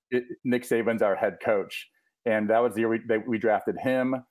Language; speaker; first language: English; native; English